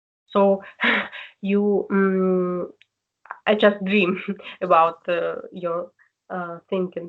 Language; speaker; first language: English; non-native, learner; Russian